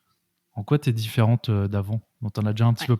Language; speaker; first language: French; native; French